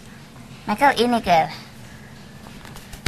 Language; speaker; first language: Indonesian; native; Indonesian